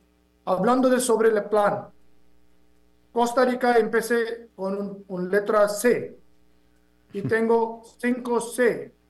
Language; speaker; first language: Spanish; non-native, fluent; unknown